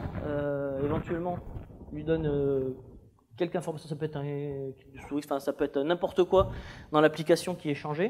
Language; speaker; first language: French; native; French